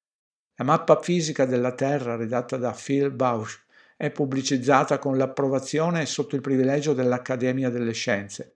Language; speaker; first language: Italian; native; Italian